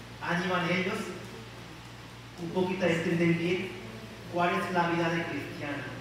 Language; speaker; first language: Spanish; non-native, learner; Korean